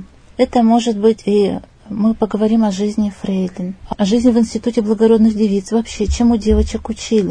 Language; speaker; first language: Russian; native; Russian